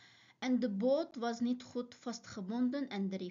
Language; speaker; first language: Dutch; non-native, fluent; Uyghur